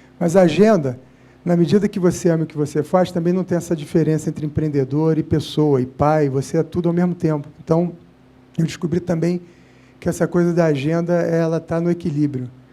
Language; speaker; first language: Portuguese; native; Portuguese